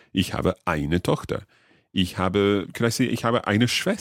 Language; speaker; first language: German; non-native, learner; English